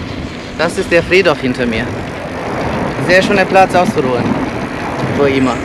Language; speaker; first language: German; non-native, fluent; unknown